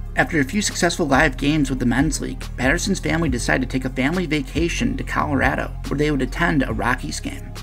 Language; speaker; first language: English; native; English